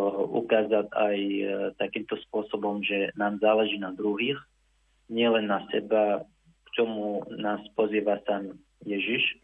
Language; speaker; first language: Slovak; non-native, fluent; Arabic